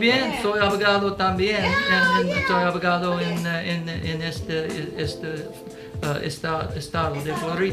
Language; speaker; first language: Spanish; non-native, learner; English